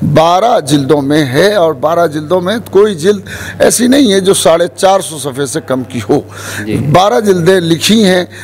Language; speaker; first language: Hindi; native; Hindi